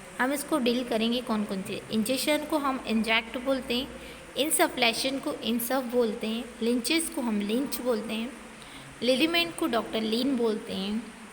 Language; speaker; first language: Hindi; native; Hindi